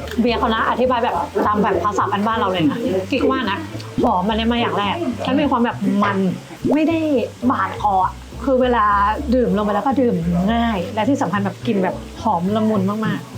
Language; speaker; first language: Thai; native; Thai